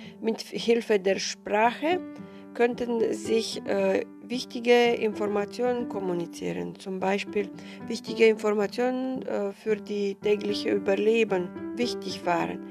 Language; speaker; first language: German; non-native, fluent; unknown